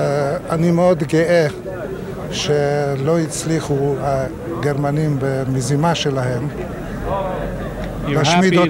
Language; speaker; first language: Hebrew; non-native, fluent; Polish